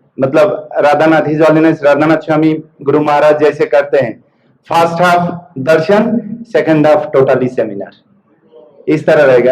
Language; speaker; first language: Hindi; non-native, local second language; Bangla